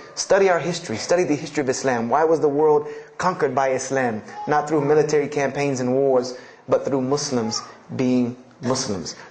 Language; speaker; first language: English; native; English